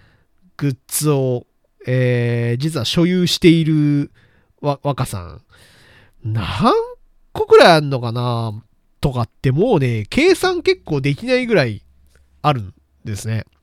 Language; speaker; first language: Japanese; native; Japanese